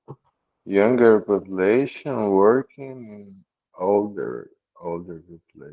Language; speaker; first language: English; non-native, learner; Portuguese